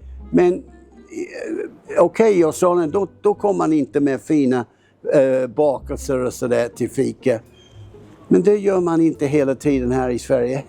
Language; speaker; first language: Swedish; non-native, fluent; English